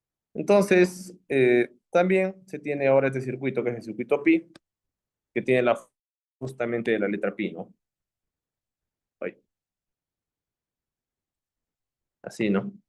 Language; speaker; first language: Spanish; native; Spanish